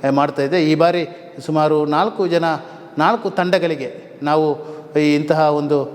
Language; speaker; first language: Kannada; native; Kannada